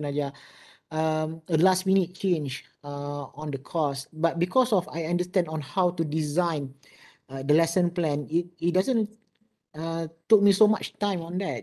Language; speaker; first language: English; non-native, local second language; Malay